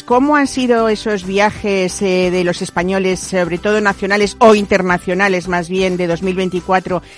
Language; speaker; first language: Spanish; native; Spanish